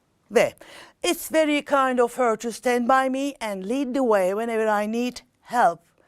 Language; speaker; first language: English; non-native, fluent; Turkish